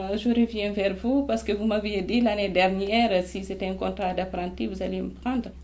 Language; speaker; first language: French; non-native, local second language; Fula